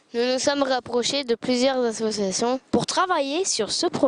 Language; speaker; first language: French; native; French